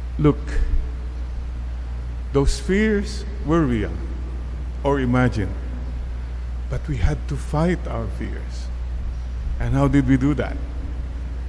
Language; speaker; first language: English; non-native, local second language; Iloko